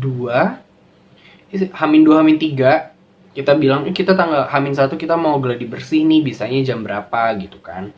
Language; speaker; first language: Indonesian; native; Indonesian